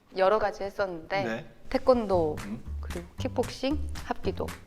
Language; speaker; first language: Korean; native; Korean